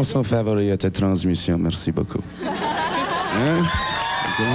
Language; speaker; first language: French; non-native, learner; English